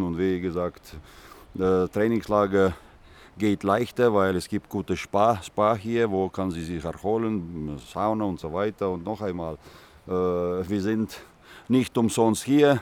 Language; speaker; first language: German; non-native, fluent; Russian